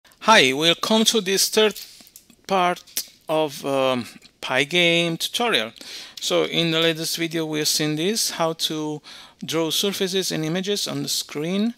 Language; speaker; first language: English; non-native, fluent; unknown